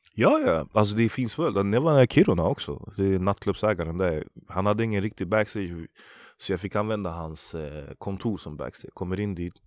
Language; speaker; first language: Swedish; early bilingual, other home language; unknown